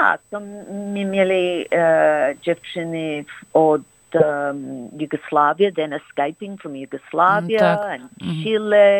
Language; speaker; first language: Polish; early bilingual, heritage; Polish